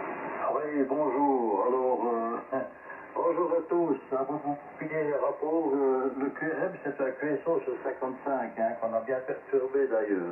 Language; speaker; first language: French; native; French